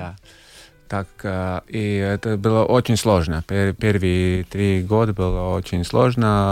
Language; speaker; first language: Russian; non-native, local second language; Latvian